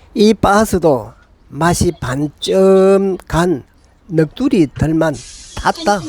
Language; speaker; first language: Korean; native; Korean